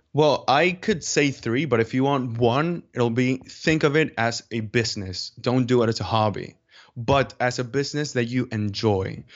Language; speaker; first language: English; non-native, fluent; Spanish